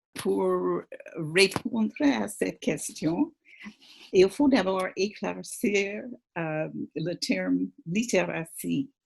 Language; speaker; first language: French; non-native, fluent; English